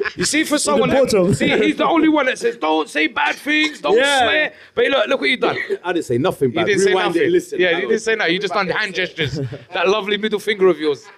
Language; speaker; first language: English; native; English